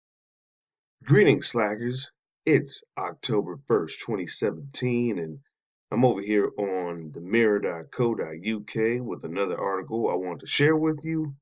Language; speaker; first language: English; native; English